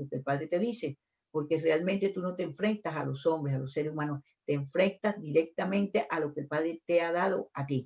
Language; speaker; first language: Spanish; native; Spanish